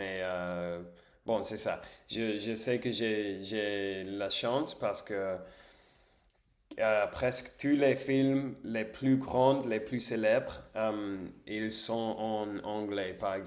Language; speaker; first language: French; non-native, learner; English